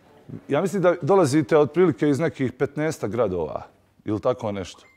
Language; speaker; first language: Bosnian; native; Bosnian